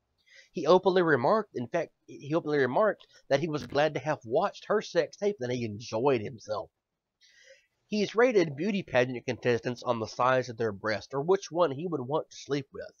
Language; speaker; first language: English; native; English